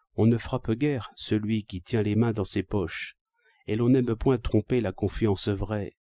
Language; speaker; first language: French; native; French